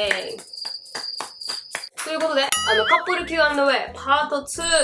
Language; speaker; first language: Japanese; native; Japanese